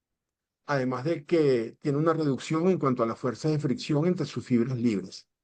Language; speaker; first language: Spanish; native; Spanish